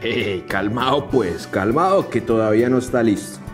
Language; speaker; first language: Spanish; native; Spanish